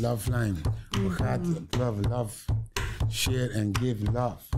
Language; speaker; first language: Dutch; non-native, learner; Papiamento